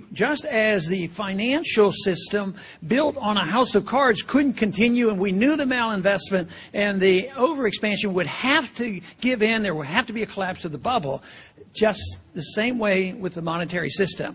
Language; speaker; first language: English; native; English